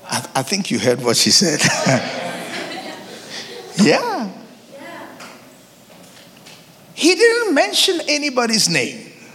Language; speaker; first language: English; non-native, local second language; Akan